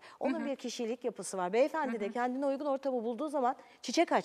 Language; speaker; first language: Turkish; native; Turkish